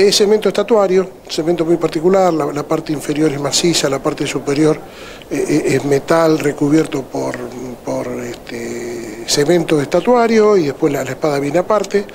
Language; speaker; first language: Spanish; native; Spanish